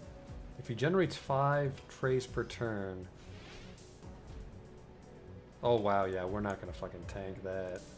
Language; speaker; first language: English; native; English